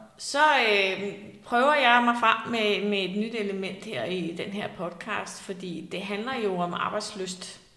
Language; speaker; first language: Danish; native; Danish